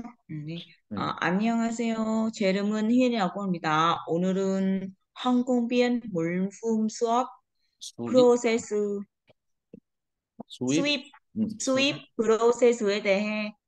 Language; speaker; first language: Korean; non-native, learner; Vietnamese